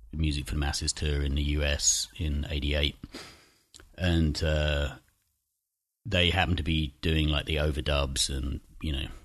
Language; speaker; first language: English; native; English